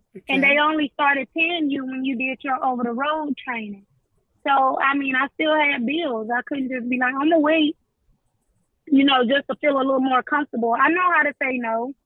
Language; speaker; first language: English; native; English